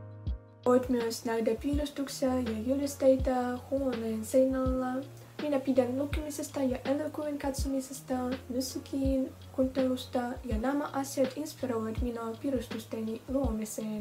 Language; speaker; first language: Finnish; non-native, learner; Russian